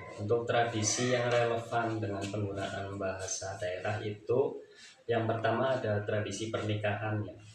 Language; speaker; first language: Indonesian; non-native, local second language; Javanese